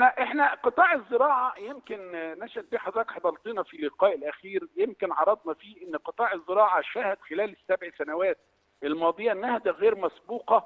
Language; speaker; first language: Arabic; native; Arabic